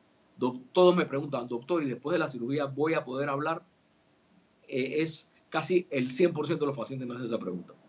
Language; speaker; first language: Spanish; native; Spanish